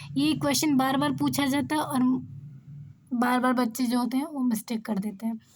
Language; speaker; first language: Hindi; native; Hindi